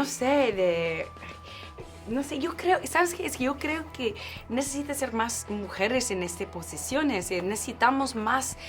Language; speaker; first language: Spanish; non-native, learner; English